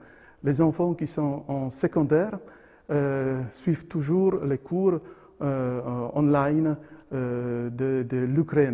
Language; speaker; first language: French; non-native, fluent; Polish